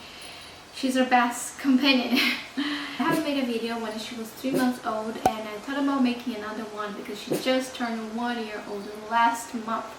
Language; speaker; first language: English; non-native, fluent; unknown